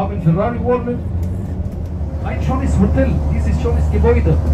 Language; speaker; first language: German; non-native, fluent; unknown